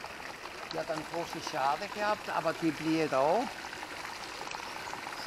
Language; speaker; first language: German; non-native, learner; Italian